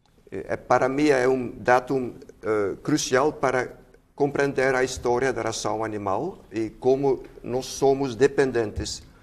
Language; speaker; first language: Portuguese; non-native, fluent; Dutch